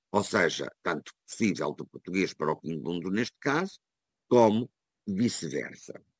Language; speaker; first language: Portuguese; native; Portuguese